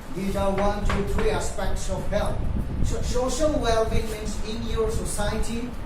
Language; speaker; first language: English; non-native, local second language; Nepali